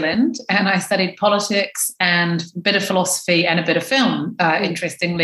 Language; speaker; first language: English; native; English